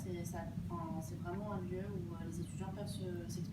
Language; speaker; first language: French; native; French